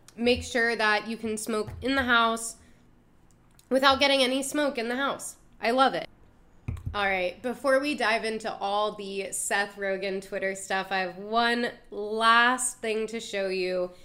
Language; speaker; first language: English; native; English